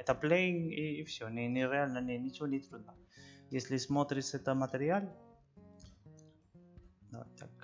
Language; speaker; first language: Russian; non-native, learner; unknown